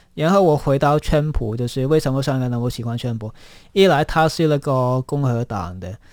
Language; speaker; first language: Chinese; non-native, local second language; Cantonese